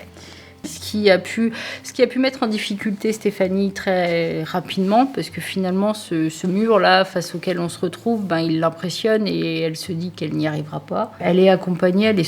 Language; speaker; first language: French; native; French